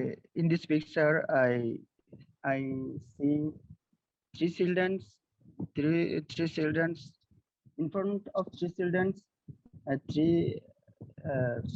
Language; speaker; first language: English; non-native, learner; Bangla